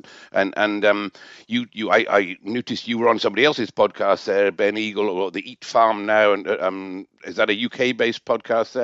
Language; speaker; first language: English; native; English